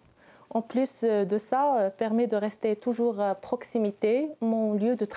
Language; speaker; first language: French; non-native, local second language; Arabic